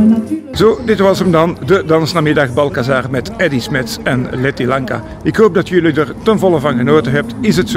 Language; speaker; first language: Dutch; native; Dutch